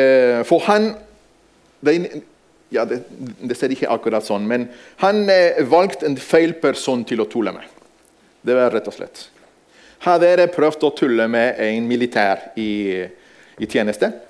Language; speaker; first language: Norwegian; non-native, fluent; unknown